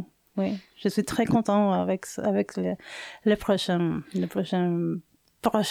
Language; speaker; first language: French; non-native, learner; Spanish